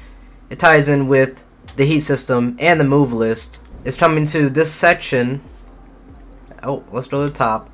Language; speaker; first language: English; native; English